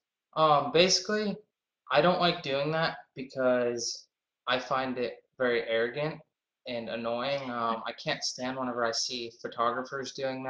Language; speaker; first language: English; native; English